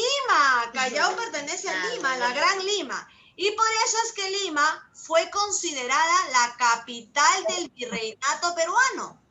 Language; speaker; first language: Spanish; native; Spanish